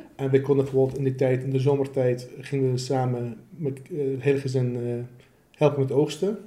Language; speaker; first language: Dutch; early bilingual, other home language; Arabic